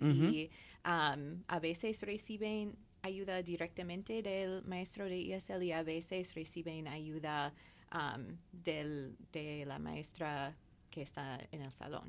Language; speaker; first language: Spanish; non-native, fluent; English